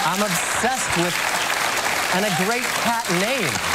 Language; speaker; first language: English; native; English